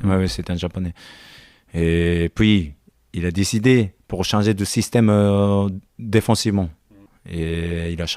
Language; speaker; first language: French; non-native, learner; Japanese